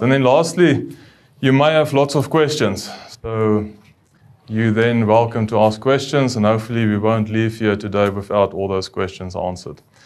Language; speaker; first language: English; non-native, local second language; Afrikaans